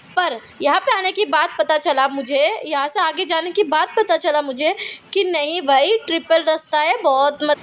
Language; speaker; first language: Hindi; non-native, local second language; Bangla